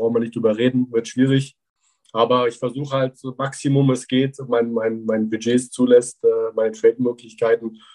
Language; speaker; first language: German; native; German